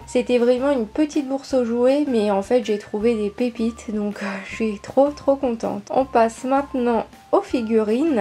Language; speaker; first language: French; native; French